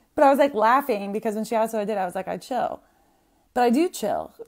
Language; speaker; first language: English; native; English